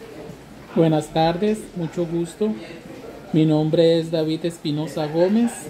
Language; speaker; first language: Spanish; native; Spanish